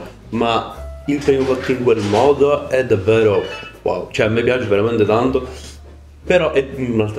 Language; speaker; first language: Italian; native; Italian